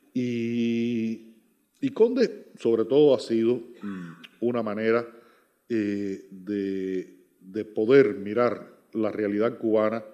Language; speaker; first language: Spanish; native; Spanish